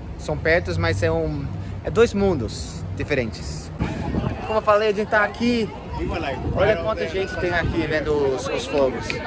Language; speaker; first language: Portuguese; non-native, fluent; English